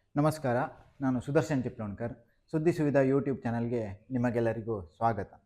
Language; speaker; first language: Kannada; native; Kannada